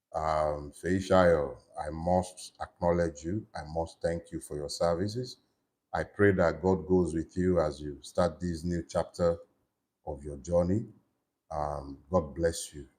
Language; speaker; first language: English; non-native, local second language; Yoruba